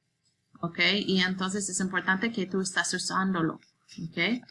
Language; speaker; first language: Spanish; non-native, learner; English